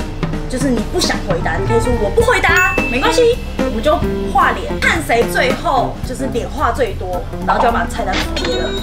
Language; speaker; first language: Chinese; native; Chinese